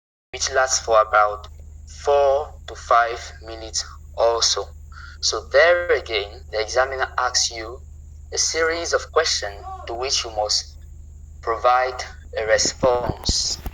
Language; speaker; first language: English; non-native, local second language; French